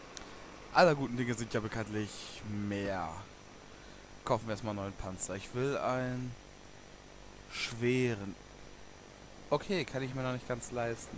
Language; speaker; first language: German; native; German